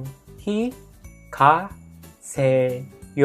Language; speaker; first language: Korean; non-native, fluent; Indonesian